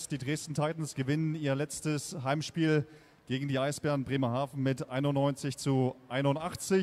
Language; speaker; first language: German; native; German